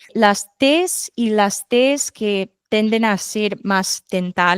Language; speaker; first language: Spanish; non-native, fluent; English